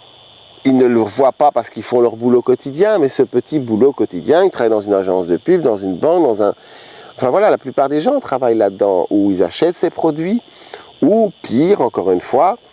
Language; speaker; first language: French; native; French